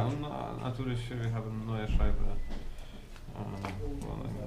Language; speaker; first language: German; non-native, learner; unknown